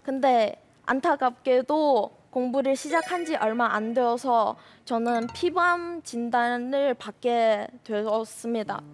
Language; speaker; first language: Korean; non-native, fluent; Chinese